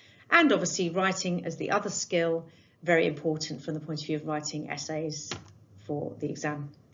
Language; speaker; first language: English; native; English